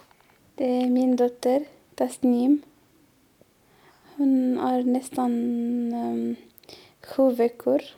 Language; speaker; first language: Swedish; non-native, learner; Arabic